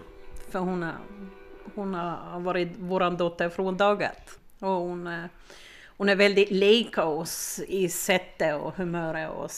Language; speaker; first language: Swedish; native; Swedish